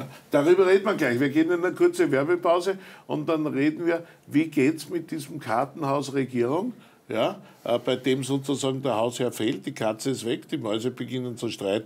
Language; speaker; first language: German; native; German